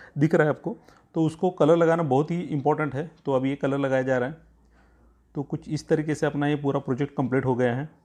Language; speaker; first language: Hindi; non-native, local second language; Marathi